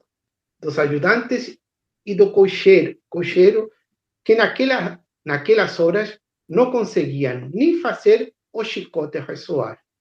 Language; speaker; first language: Portuguese; non-native, fluent; Spanish